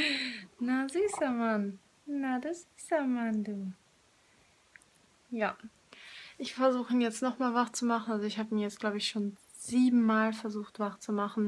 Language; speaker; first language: German; native; German